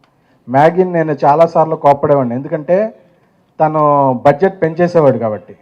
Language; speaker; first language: Telugu; native; Telugu